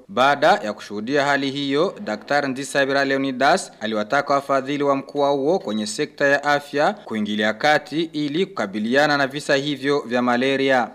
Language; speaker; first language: Swahili; non-native, local second language; Rundi